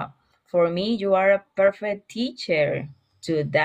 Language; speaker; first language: English; non-native, learner; Spanish